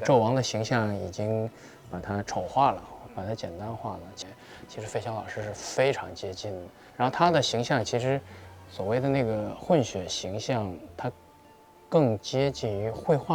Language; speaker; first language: Chinese; native; Chinese